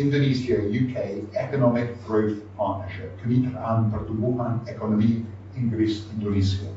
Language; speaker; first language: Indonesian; non-native, fluent; English